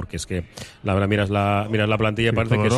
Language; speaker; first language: Spanish; native; Spanish